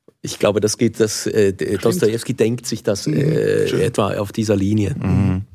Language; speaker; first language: German; native; German